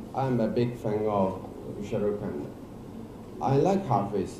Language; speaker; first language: English; non-native, learner; Burmese